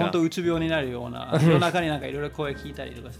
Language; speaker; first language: Japanese; non-native, fluent; Danish